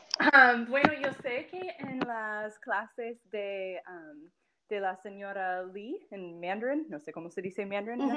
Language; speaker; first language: Spanish; non-native, fluent; English